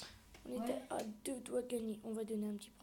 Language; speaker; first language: French; native; French